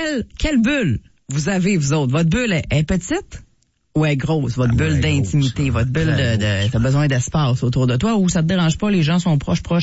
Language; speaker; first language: French; native; French